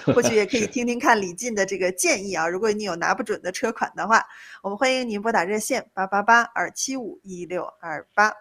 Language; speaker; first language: Chinese; native; Chinese